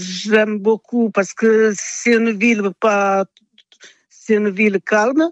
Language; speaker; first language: French; non-native, fluent; Portuguese